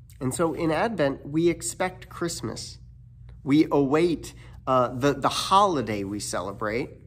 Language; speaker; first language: English; native; English